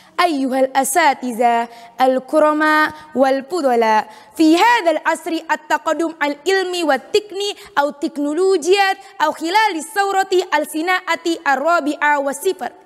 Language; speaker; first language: Arabic; non-native, fluent; Indonesian